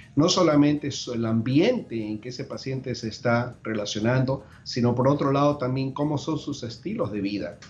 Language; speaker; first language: Spanish; native; Spanish